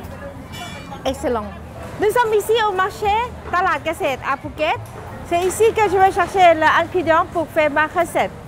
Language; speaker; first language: French; non-native, fluent; Thai